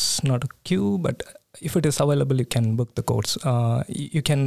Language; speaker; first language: English; non-native, local second language; Tamil